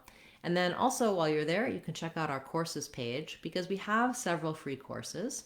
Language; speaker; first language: English; native; English